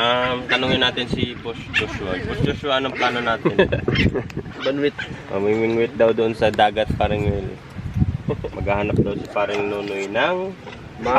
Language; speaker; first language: Filipino; non-native, local second language; Bikol